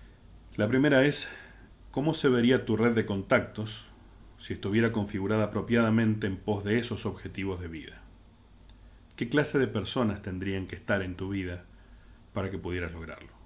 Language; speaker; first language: Spanish; native; Spanish